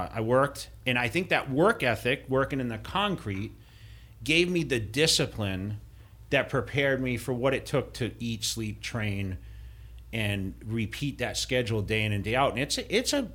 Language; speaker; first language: English; native; English